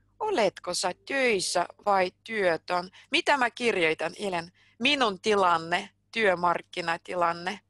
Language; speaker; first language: Finnish; non-native, fluent; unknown